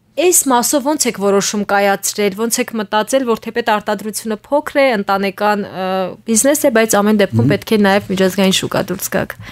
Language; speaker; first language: Armenian; native; Armenian